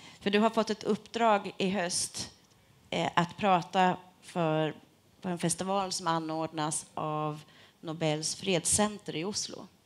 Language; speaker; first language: Swedish; native; Swedish